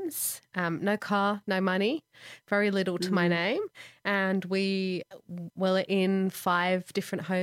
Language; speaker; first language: English; native; English